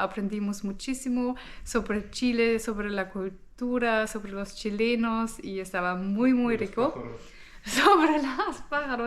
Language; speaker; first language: Spanish; non-native, fluent; German